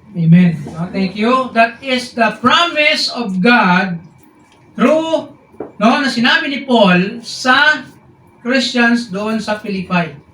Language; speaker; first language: Filipino; non-native, local second language; Hiligaynon